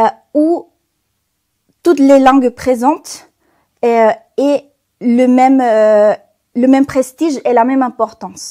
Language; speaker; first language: French; non-native, fluent; Spanish